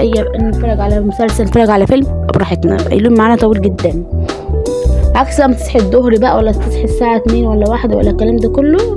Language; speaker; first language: Arabic; native; Arabic